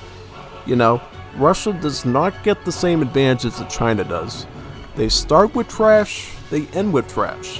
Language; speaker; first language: English; native; English